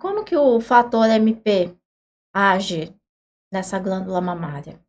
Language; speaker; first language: Portuguese; native; Portuguese